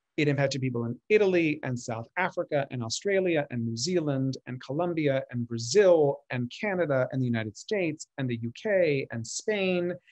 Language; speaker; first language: English; early bilingual, other home language; Spanish